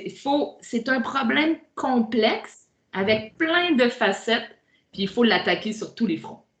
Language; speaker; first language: French; native; French